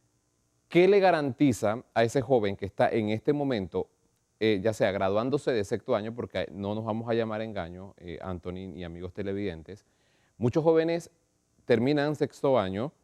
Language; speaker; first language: Spanish; native; Spanish